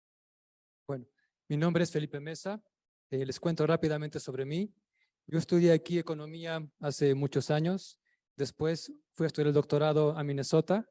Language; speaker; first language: Spanish; native; Spanish